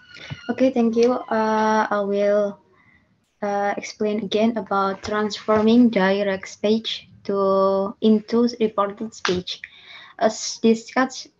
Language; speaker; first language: English; non-native, learner; Indonesian